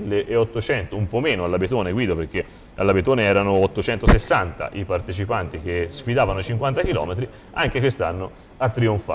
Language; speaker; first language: Italian; native; Italian